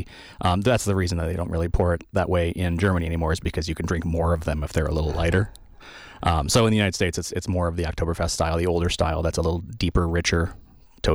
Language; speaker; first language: English; native; English